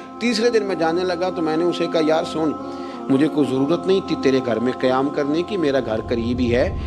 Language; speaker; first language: Urdu; non-native, local second language; Punjabi